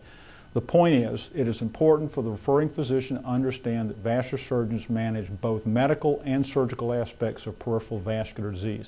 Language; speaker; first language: English; native; English